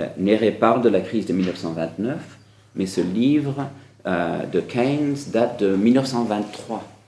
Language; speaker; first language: French; non-native, fluent; English